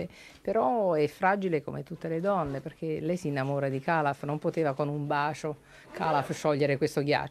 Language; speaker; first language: Italian; native; Italian